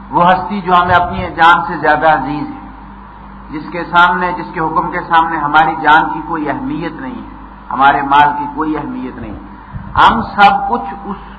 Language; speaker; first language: Urdu; non-native, local second language; Punjabi